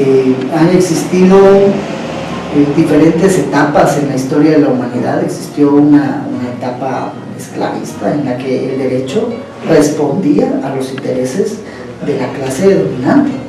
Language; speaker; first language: Spanish; native; Spanish